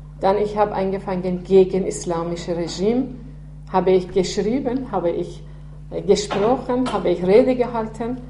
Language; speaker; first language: German; non-native, fluent; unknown